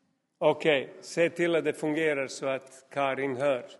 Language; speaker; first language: Swedish; non-native, fluent; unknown